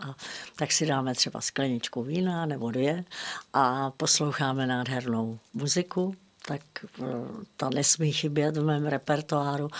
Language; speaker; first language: Czech; native; Czech